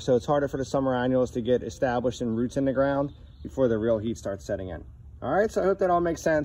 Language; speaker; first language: English; native; English